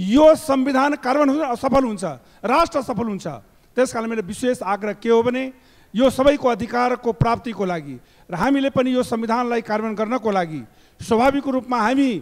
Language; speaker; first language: Nepali; non-native, local second language; Maithili